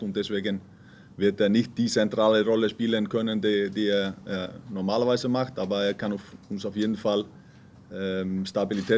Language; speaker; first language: German; non-native, fluent; Icelandic